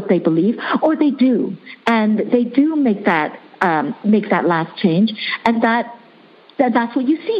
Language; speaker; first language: English; early bilingual, other home language; Chinese